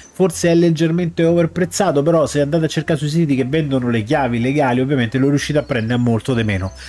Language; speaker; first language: Italian; native; Italian